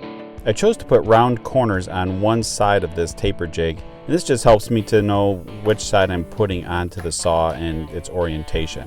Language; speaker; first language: English; native; English